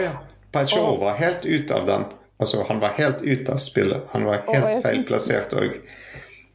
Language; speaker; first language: Norwegian; non-native, fluent; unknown